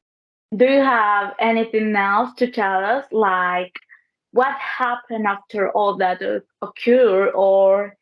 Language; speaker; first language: English; non-native, learner; Spanish